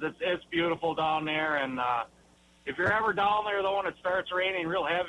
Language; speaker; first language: English; native; English